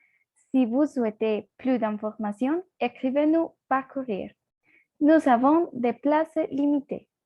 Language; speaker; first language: French; non-native, learner; Spanish